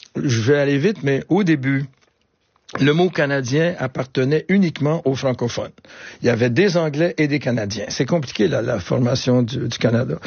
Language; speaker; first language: French; native; French